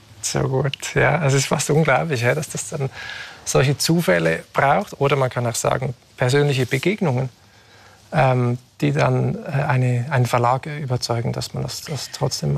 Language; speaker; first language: German; native; German